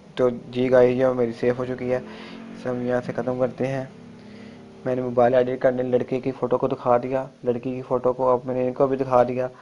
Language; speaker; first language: Urdu; non-native, local second language; Punjabi